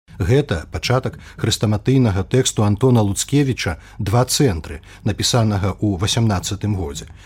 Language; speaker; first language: Belarusian; native; Belarusian